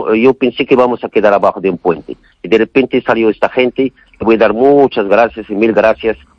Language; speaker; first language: Spanish; non-native, fluent; Arabic